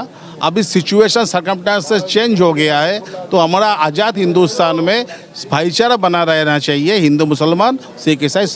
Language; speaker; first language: Hindi; non-native, local second language; Bangla